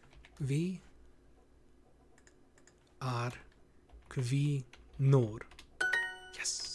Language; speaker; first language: Swedish; non-native, learner; English